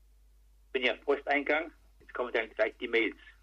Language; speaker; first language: German; native; German